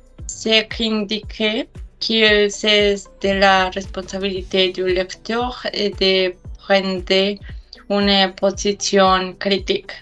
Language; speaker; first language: French; non-native, learner; Spanish